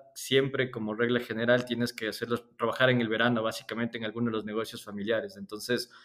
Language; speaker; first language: Spanish; native; Spanish